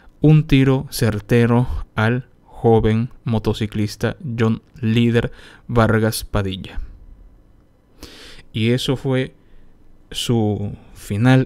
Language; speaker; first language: Spanish; native; Spanish